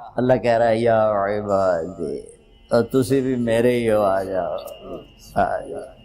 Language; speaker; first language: Urdu; non-native, local second language; Punjabi